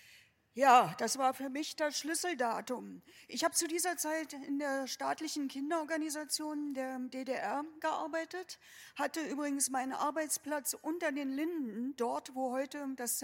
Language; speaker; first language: German; native; German